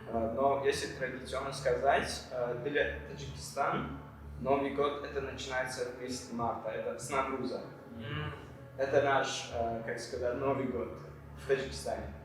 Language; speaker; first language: Russian; non-native, local second language; Tajik